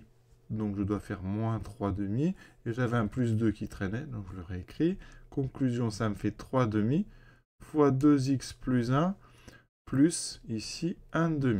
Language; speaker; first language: French; native; French